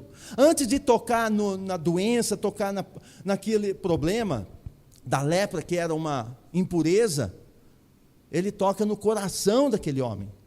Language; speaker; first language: Portuguese; native; Portuguese